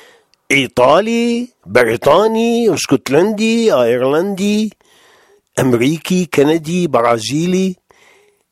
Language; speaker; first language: Arabic; non-native, fluent; French